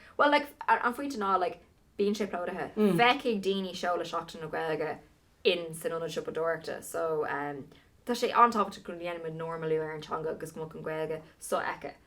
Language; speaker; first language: Irish; non-native, local second language; English